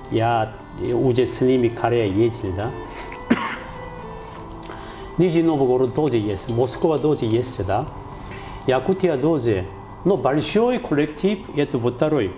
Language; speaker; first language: Russian; non-native, learner; Korean